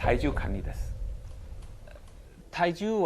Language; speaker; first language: Japanese; non-native, learner; Korean